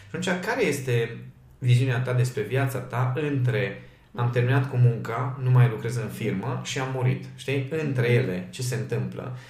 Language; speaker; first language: Romanian; non-native, local second language; Hungarian